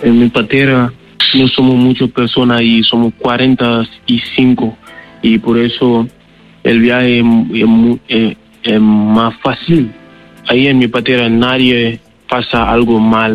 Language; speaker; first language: Spanish; non-native, learner; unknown